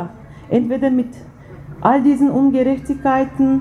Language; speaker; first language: German; non-native, fluent; Turkish